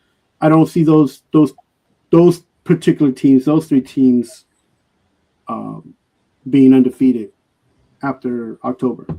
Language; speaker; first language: English; native; English